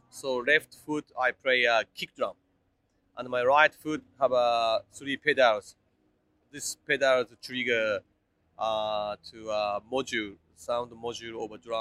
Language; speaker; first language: English; non-native, fluent; Japanese